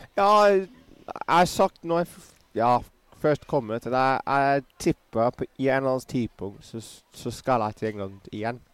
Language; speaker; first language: Norwegian; non-native, fluent; English